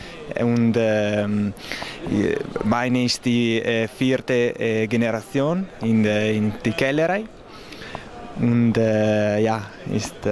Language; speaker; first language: German; non-native, learner; Italian